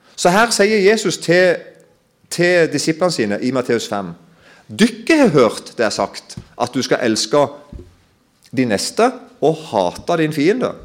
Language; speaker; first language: Norwegian; native; Norwegian